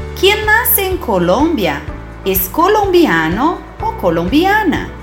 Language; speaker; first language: Spanish; non-native, fluent; Portuguese